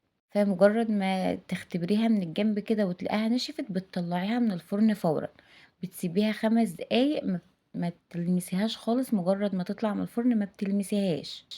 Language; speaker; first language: Arabic; native; Arabic